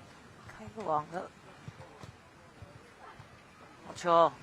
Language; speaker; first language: Chinese; native; Chinese